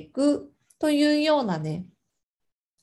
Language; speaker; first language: Japanese; native; Japanese